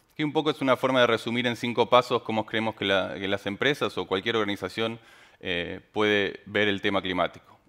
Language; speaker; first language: Spanish; native; Spanish